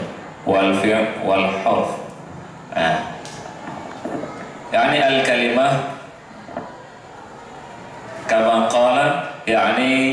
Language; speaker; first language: Arabic; non-native, fluent; Indonesian